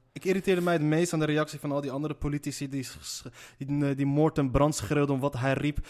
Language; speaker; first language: Dutch; early bilingual, other home language; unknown